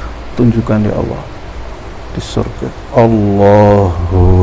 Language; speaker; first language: Indonesian; native; Indonesian